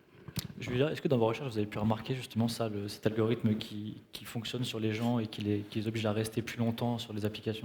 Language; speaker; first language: French; native; French